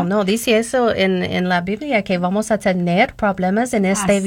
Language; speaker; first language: Spanish; non-native, learner; English